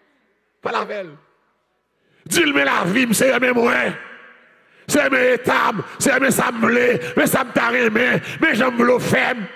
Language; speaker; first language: French; non-native, learner; Haitian Creole